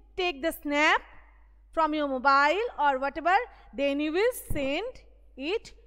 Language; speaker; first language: English; non-native, local second language; Bangla